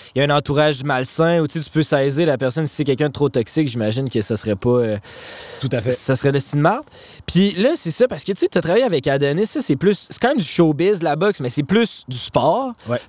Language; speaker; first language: French; native; French